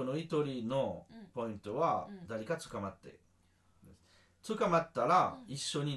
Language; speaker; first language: Japanese; non-native, learner; French